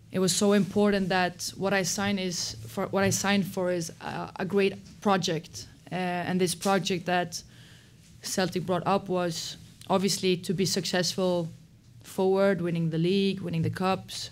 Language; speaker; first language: English; non-native, fluent; Swedish